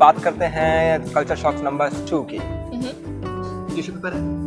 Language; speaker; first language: Hindi; native; Hindi